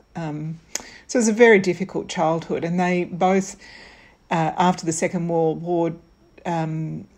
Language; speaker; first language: English; native; English